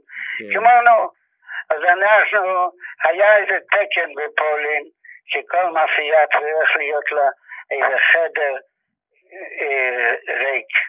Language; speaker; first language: Hebrew; non-native, fluent; Yiddish